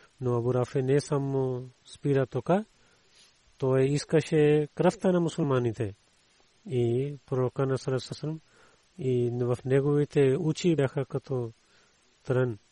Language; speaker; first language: Bulgarian; non-native, learner; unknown